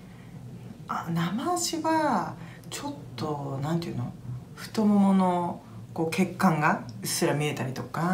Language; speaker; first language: Japanese; native; Japanese